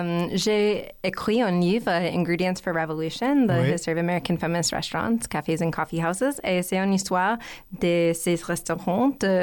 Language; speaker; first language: French; non-native, learner; English